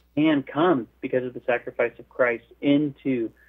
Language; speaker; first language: English; native; English